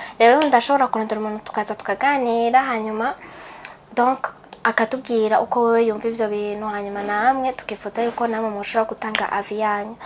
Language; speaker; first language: Rundi; native; Rundi